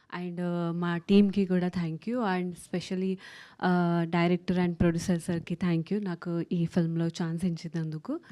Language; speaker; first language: Telugu; non-native, fluent; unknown